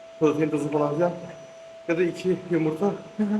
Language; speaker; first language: Turkish; native; Turkish